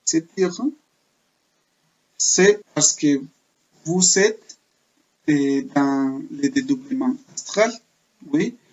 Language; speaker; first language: French; non-native, fluent; Spanish